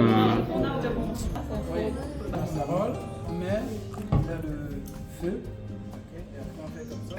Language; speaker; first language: French; non-native, learner; Portuguese